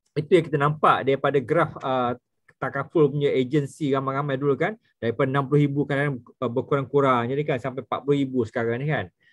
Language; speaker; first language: Malay; native; Malay